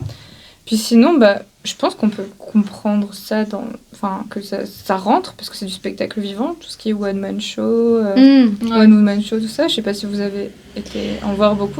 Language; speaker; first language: French; native; French